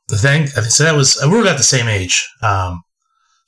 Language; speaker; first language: English; native; English